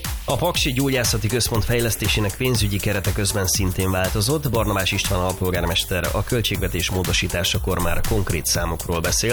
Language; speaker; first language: Hungarian; native; Hungarian